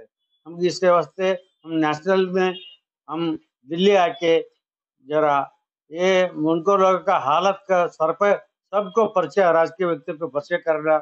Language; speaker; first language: Hindi; non-native, local second language; Kannada